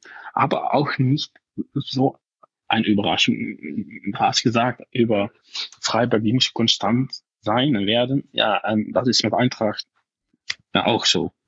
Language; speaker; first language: German; non-native, fluent; Dutch